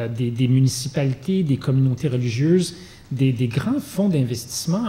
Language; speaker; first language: French; native; French